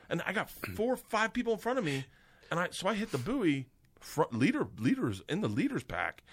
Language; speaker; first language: English; native; English